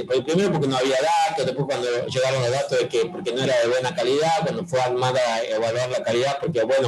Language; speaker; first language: Spanish; native; Spanish